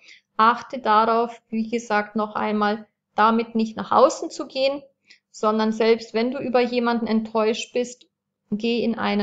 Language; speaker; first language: German; native; German